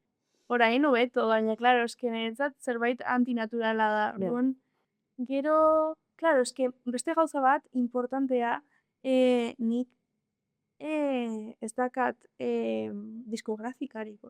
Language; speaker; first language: Basque; non-native, local second language; Spanish